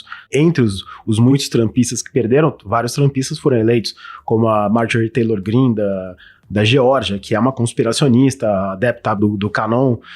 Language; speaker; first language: Portuguese; native; Portuguese